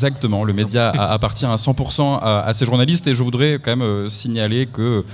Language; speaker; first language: French; native; French